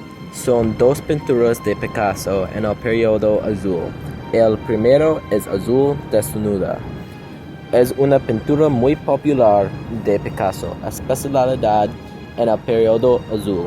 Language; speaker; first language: Spanish; non-native, learner; English